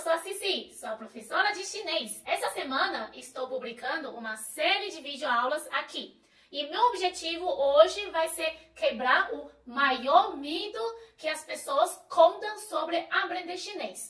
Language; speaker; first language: Portuguese; non-native, fluent; Chinese